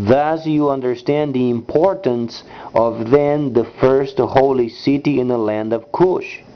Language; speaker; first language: English; non-native, fluent; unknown